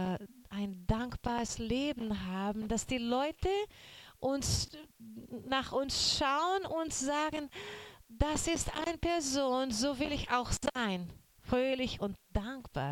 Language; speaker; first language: German; non-native, learner; Portuguese